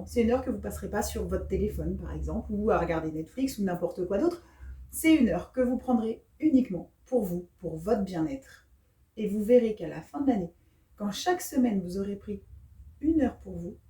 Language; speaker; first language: French; native; French